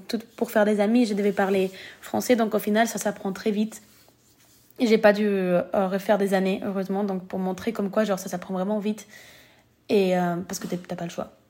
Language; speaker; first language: French; early bilingual, other home language; Spanish